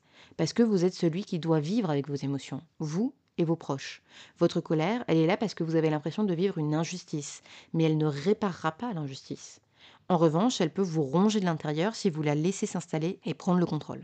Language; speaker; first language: French; native; French